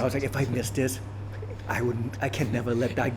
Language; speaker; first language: English; early bilingual, other home language; Thai